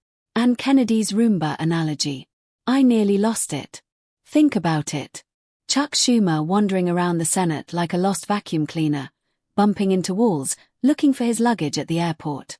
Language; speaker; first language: English; native; English